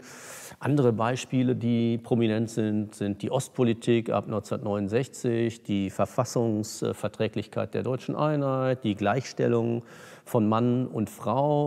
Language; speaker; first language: German; native; German